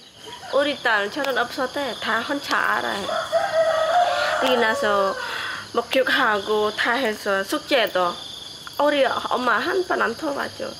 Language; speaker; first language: Korean; non-native, learner; Khmer